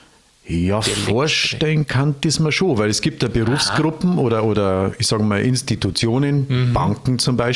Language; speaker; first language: German; native; German